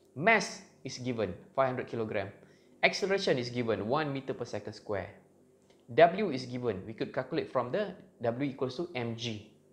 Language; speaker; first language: English; non-native, local second language; Malay